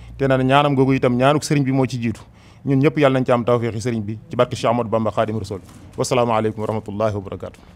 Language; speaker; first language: Wolof; native; Wolof